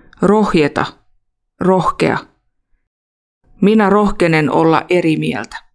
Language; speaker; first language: Finnish; non-native, fluent; Russian